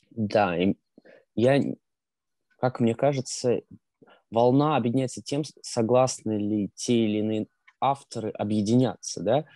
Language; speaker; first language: Russian; native; Russian